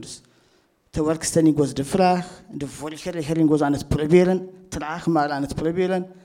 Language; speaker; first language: Dutch; non-native, fluent; Tigrinya